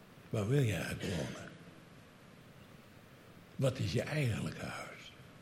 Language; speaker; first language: Dutch; native; Dutch